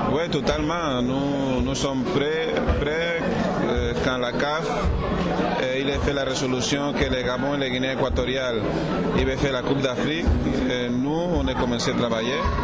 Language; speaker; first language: French; non-native, learner; Spanish